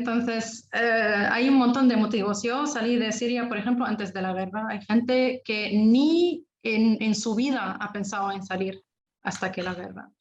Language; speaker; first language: Spanish; non-native, fluent; Arabic